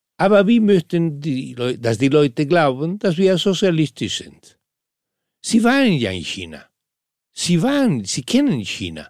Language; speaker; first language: German; non-native, fluent; Spanish